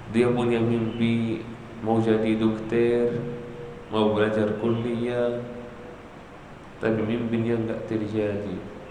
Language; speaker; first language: Indonesian; non-native, learner; Arabic